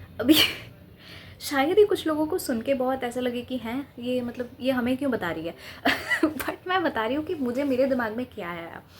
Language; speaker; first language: Hindi; non-native, local second language; Bangla